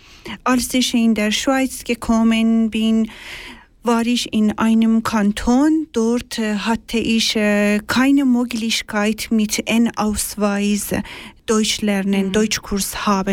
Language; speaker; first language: German; non-native, learner; Persian